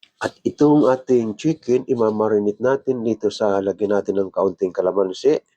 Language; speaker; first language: Filipino; non-native, local second language; Bikol